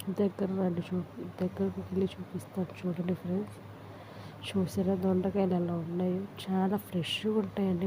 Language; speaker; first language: Telugu; non-native, local second language; Urdu